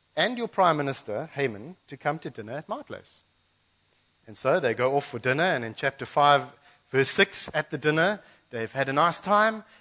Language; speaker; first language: English; native; English